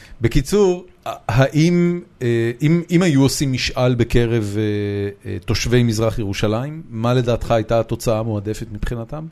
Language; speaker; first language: Hebrew; native; Hebrew